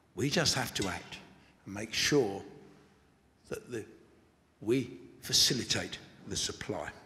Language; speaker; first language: English; native; English